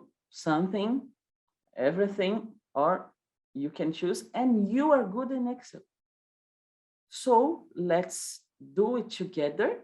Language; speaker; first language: English; non-native, learner; Portuguese